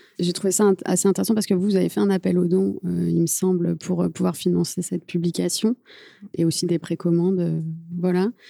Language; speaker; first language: French; native; French